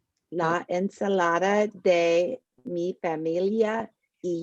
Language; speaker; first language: Spanish; non-native, learner; English